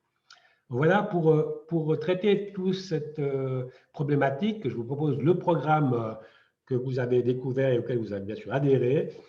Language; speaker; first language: French; native; French